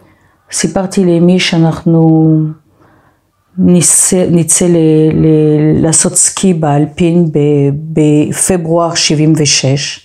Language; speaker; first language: Hebrew; non-native, fluent; French